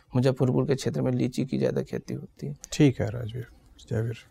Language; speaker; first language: Hindi; native; Hindi